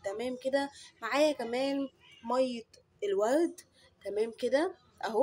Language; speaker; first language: Arabic; native; Arabic